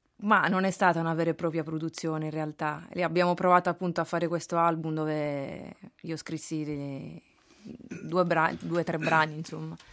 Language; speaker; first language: Italian; native; Italian